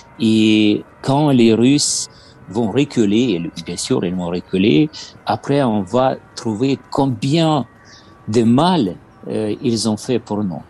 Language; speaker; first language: French; non-native, learner; Ukrainian